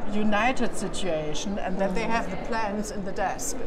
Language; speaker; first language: English; non-native, learner; German